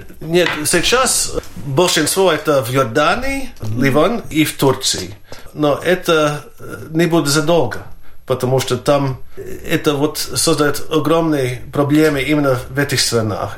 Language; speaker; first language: Russian; non-native, fluent; Latvian